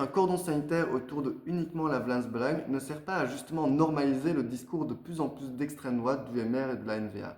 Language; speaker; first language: French; native; French